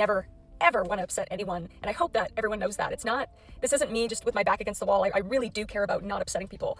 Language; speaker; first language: English; native; English